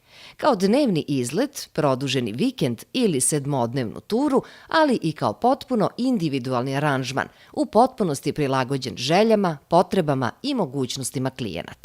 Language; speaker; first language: Serbian; native; Serbian